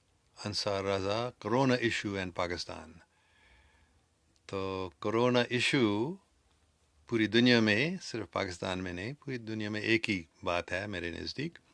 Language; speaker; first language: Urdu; non-native, fluent; English